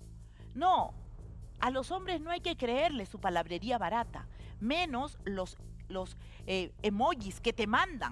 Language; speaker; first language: Spanish; native; Spanish